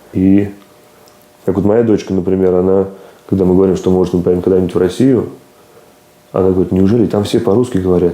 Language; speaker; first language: Russian; native; Russian